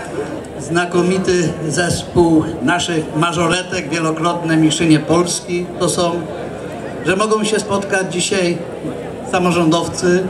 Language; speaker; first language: Polish; native; Polish